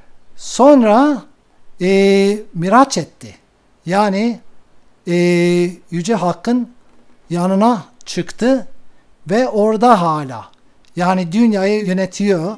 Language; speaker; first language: Turkish; non-native, fluent; English